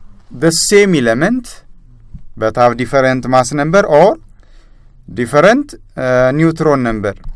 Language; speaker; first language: English; non-native, local second language; Amharic